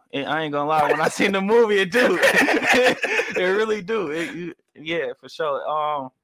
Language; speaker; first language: English; native; English